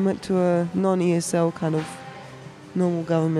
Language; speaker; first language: English; early bilingual, other home language; German